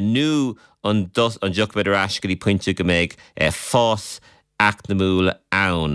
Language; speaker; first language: Irish; native; Irish